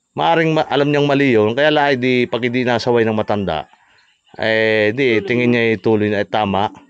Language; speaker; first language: Filipino; native; Filipino